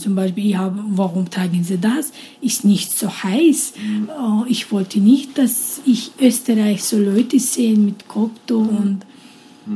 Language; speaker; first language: German; non-native, learner; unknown